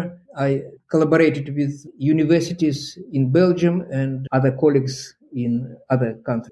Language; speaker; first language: English; non-native, fluent; Russian